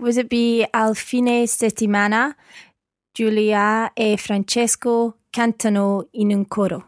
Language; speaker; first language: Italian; non-native, learner; English